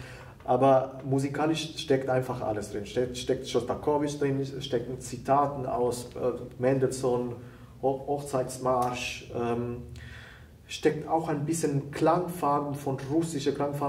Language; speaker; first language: German; non-native, fluent; Italian